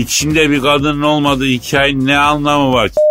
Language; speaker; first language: Turkish; native; Turkish